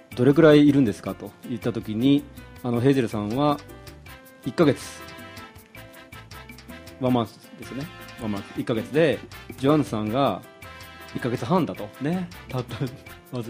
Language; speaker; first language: Japanese; native; Japanese